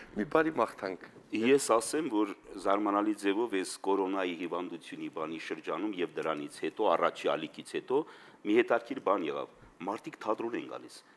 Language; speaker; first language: Armenian; native; Armenian